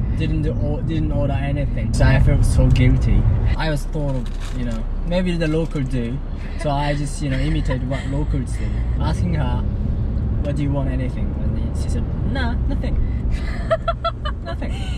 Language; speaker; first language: English; non-native, learner; Japanese